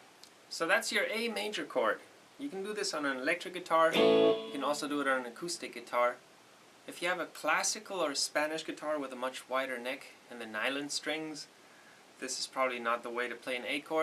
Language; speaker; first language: English; native; English